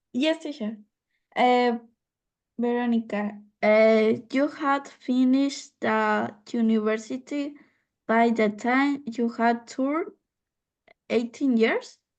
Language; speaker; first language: English; non-native, learner; Spanish